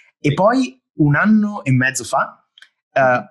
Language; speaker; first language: Italian; native; Italian